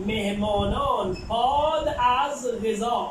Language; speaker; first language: Persian; non-native, fluent; Urdu